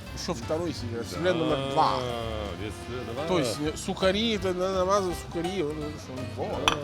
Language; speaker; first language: Russian; non-native, fluent; Italian